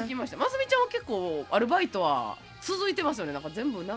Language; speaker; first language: Japanese; native; Japanese